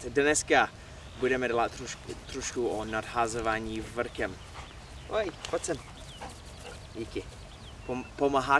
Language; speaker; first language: Czech; non-native, learner; English